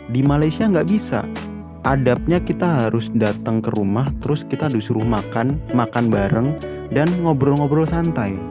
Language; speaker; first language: Indonesian; native; Indonesian